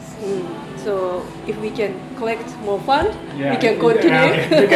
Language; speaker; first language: English; non-native, fluent; Japanese